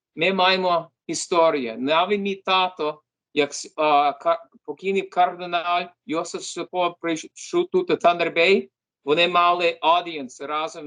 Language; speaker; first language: Ukrainian; early bilingual, heritage; English